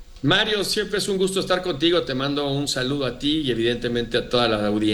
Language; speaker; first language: Spanish; native; Spanish